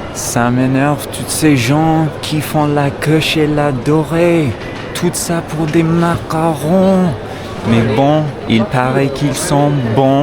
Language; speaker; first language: French; non-native, fluent; English